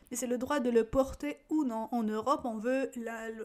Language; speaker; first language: French; non-native, local second language; Arabic